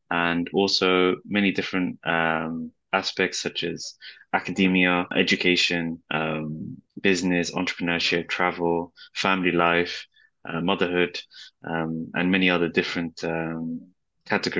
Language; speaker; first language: English; native; English